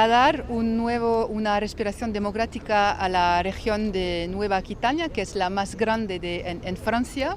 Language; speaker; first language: Spanish; non-native, fluent; French